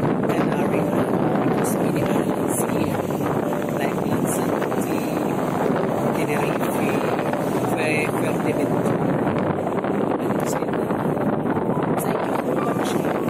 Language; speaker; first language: English; non-native, learner; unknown